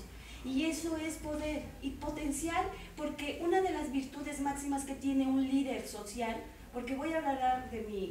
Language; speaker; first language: Spanish; native; Spanish